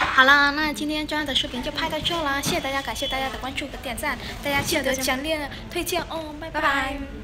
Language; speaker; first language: Chinese; non-native, fluent; Vietnamese